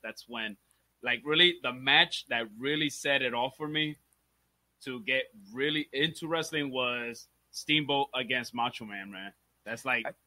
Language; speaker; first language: English; early bilingual, other home language; Spanish